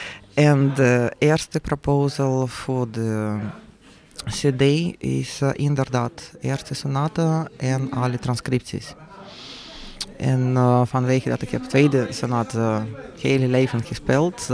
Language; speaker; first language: Dutch; non-native, fluent; Russian